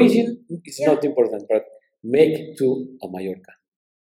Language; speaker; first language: English; non-native, learner; Spanish